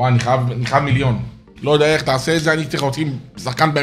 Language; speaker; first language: Hebrew; native; Hebrew